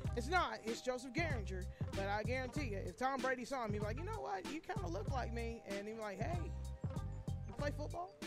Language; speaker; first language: English; native; English